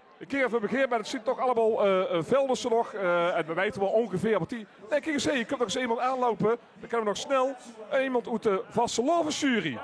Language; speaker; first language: Dutch; native; Dutch